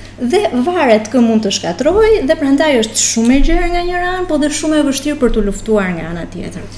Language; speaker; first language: Albanian; native; Albanian